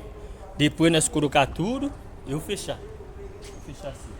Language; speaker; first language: Portuguese; non-native, learner; Haitian Creole